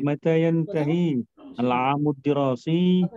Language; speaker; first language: Arabic; non-native, learner; Indonesian